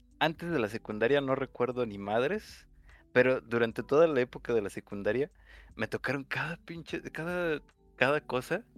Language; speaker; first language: Spanish; native; Spanish